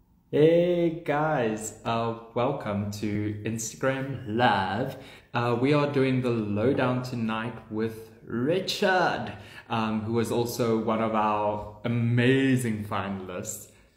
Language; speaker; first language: English; non-native, local second language; Afrikaans